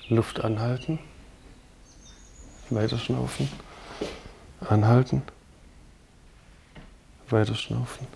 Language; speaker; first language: German; native; German